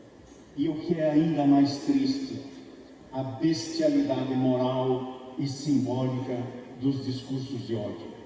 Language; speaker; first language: Portuguese; native; Portuguese